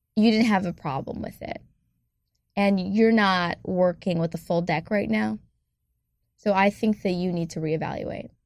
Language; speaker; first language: English; native; English